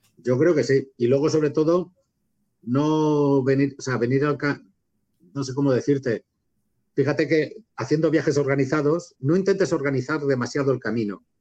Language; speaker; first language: Spanish; native; Spanish